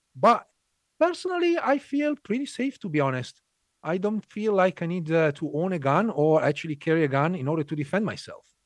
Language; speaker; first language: English; non-native, fluent; Italian